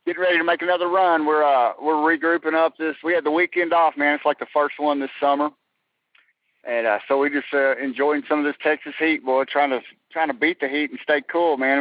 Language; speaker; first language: English; native; English